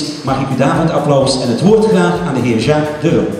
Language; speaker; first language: Dutch; native; Dutch